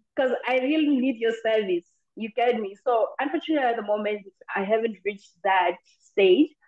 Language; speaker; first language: English; non-native, local second language; Xhosa